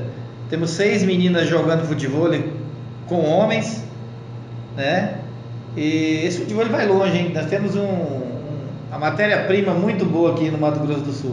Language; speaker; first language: Portuguese; native; Portuguese